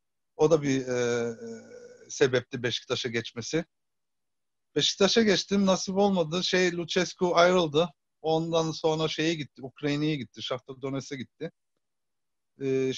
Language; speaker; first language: Turkish; early bilingual, heritage; Turkish